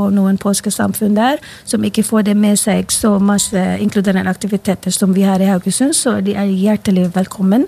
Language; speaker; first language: Norwegian; non-native, fluent; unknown